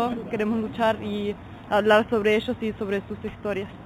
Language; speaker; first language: Spanish; non-native, learner; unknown